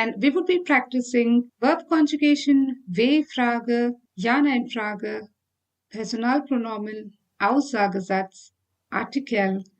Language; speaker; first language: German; non-native, fluent; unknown